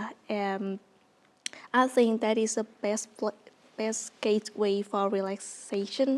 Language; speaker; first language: English; non-native, learner; Vietnamese